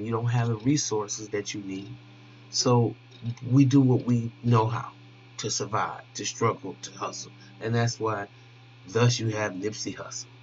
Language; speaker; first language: English; native; English